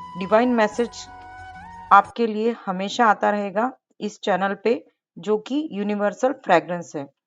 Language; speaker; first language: Hindi; non-native, local second language; Marathi